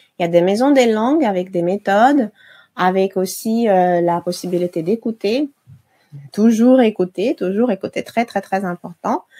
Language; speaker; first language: French; non-native, fluent; Russian